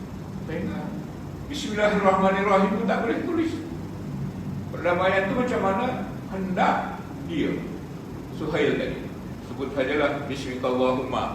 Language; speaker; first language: Malay; native; Malay